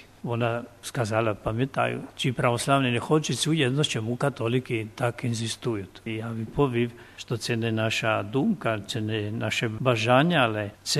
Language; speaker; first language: Ukrainian; non-native, fluent; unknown